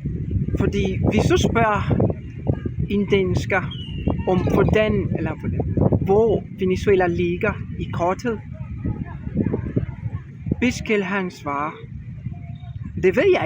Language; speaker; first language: Danish; non-native, learner; Spanish